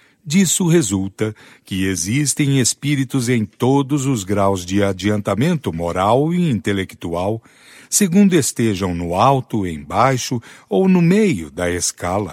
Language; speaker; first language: Portuguese; native; Portuguese